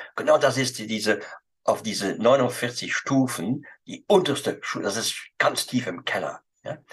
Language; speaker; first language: German; non-native, fluent; French